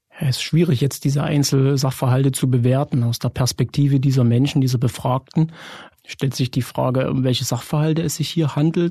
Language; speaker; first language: German; native; German